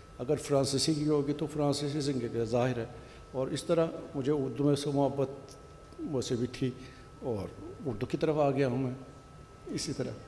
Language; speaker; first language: Urdu; non-native, fluent; Turkish